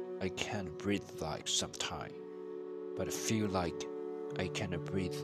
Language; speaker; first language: English; non-native, learner; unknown